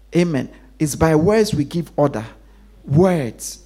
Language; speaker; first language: English; non-native, local second language; Akan